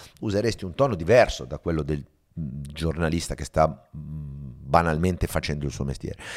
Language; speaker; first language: Italian; native; Italian